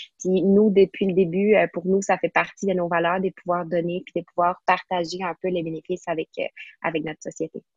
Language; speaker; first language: French; non-native, fluent; Spanish